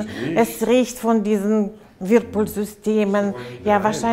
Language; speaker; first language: German; non-native, fluent; Russian